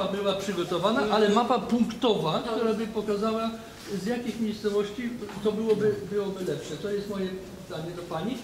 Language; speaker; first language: Polish; native; Polish